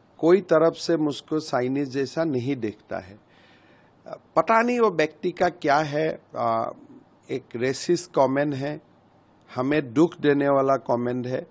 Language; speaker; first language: Hindi; non-native, local second language; Assamese